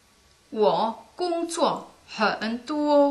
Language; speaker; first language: Chinese; non-native, learner; German